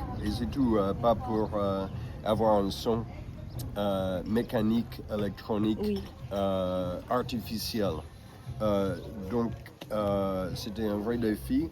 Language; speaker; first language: French; non-native, fluent; English